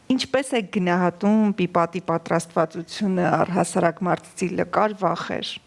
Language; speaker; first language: Armenian; native; Armenian